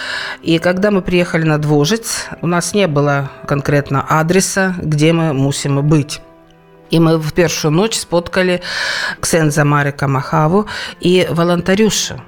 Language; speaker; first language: Ukrainian; non-native, local second language; Russian